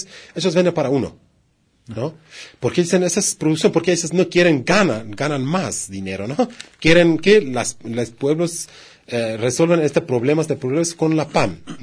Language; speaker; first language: Spanish; non-native, learner; Kurdish